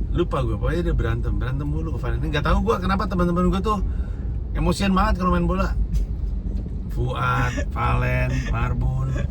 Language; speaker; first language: Indonesian; native; Indonesian